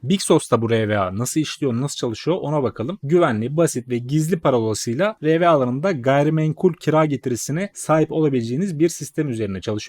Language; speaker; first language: Turkish; native; Turkish